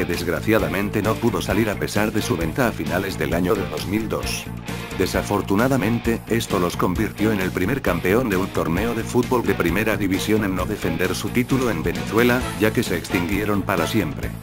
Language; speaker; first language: Spanish; native; Spanish